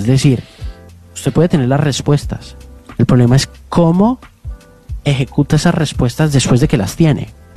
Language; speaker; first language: Spanish; native; Spanish